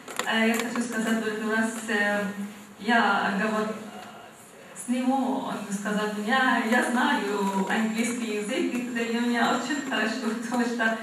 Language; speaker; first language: Russian; non-native, learner; Arabic